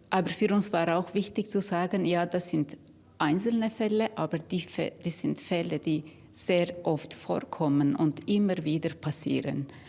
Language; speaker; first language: German; non-native, fluent; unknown